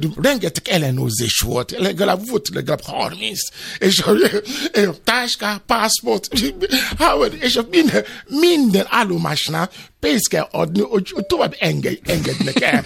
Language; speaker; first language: Hungarian; non-native, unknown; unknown